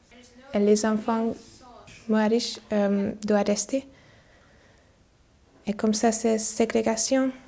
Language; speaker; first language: French; non-native, learner; Hungarian